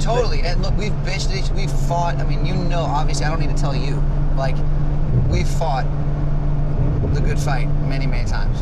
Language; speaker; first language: English; native; English